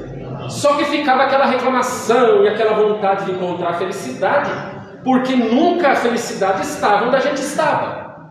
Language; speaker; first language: Portuguese; native; Portuguese